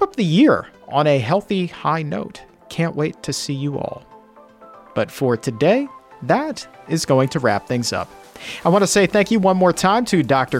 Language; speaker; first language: English; native; English